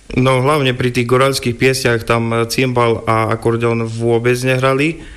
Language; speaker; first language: Slovak; non-native, local second language; Rusyn